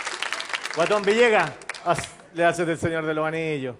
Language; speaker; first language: Spanish; native; Spanish